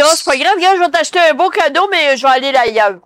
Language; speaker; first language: French; native; French